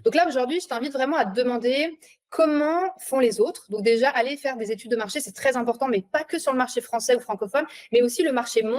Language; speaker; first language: French; native; French